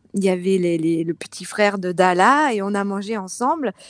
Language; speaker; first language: French; native; French